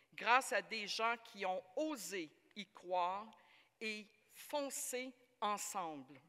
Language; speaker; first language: French; native; French